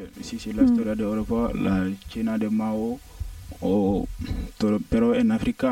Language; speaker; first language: Spanish; non-native, learner; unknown